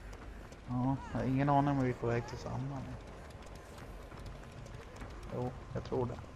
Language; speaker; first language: Swedish; native; Swedish